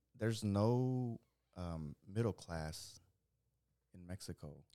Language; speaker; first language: English; early bilingual, other home language; Spanish